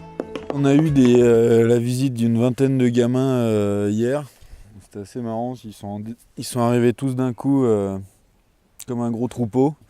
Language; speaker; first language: French; native; French